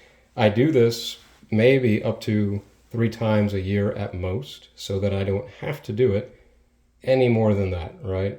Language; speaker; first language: English; native; English